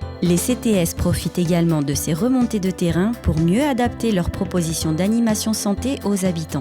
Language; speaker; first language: French; native; French